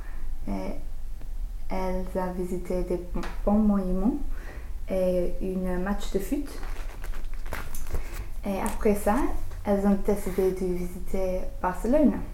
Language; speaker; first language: French; non-native, learner; English